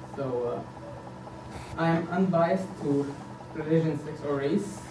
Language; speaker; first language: English; non-native, fluent; Arabic